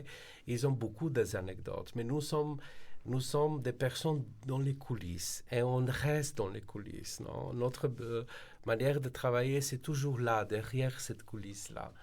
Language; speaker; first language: French; non-native, fluent; Slovenian